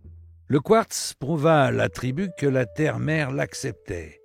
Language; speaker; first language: French; native; French